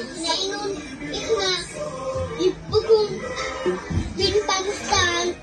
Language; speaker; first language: Arabic; non-native, learner; Urdu